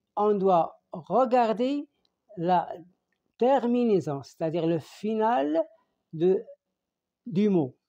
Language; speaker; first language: French; non-native, local second language; Arabic